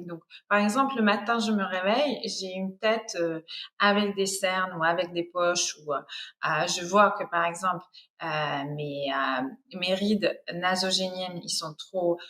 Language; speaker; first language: French; non-native, fluent; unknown